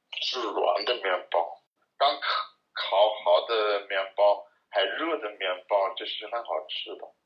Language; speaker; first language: Chinese; non-native, learner; German